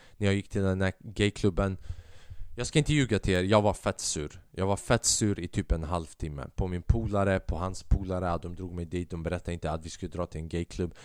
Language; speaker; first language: Swedish; early bilingual, other home language; Albanian